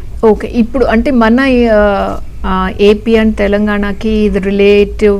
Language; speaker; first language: Telugu; native; Telugu